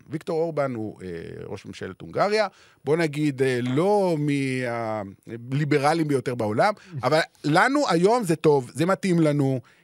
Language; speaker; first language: Hebrew; native; Hebrew